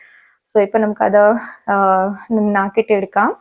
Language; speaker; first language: Malayalam; non-native, fluent; Hindi